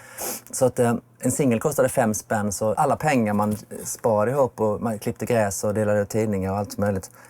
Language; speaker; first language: Swedish; native; Swedish